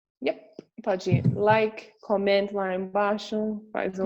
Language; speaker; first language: Portuguese; non-native, fluent; English